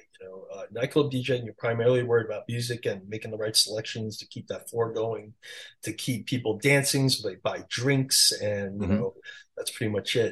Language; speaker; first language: English; early bilingual, other home language; Chinese